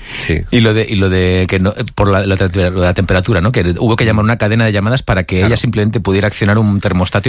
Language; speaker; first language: Spanish; native; Spanish